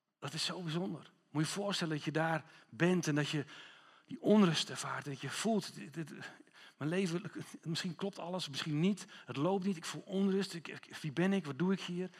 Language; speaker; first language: Dutch; non-native, fluent; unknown